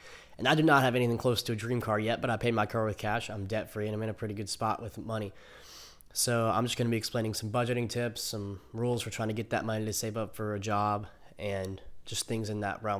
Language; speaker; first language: English; native; English